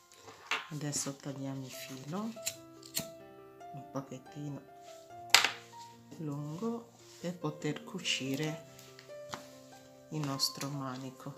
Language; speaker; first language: Italian; non-native, fluent; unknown